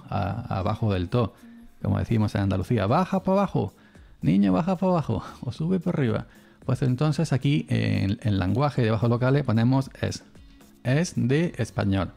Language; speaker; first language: Spanish; native; Spanish